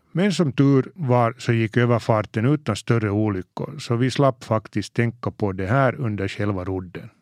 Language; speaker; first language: Swedish; native; Swedish